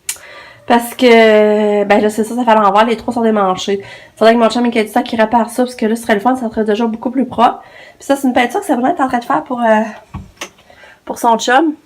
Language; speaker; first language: French; native; French